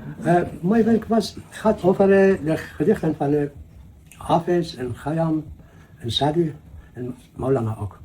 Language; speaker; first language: Dutch; non-native, learner; Persian